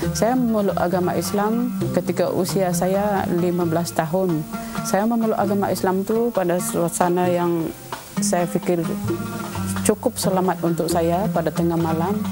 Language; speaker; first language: Malay; non-native, local second language; Central Dusun